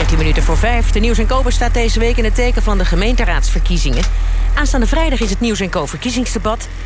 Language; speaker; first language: Dutch; native; Dutch